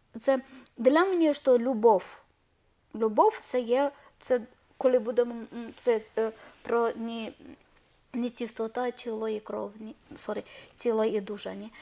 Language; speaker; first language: Ukrainian; non-native, learner; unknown